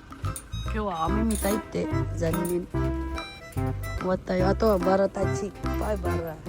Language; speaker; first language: Japanese; non-native, learner; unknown